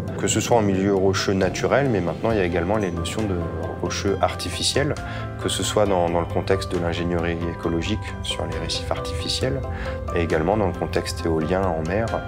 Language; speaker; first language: French; native; French